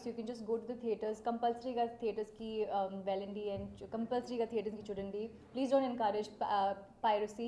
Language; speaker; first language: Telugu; non-native, local second language; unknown